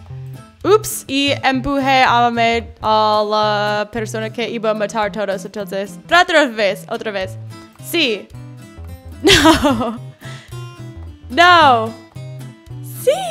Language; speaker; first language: Spanish; non-native, learner; English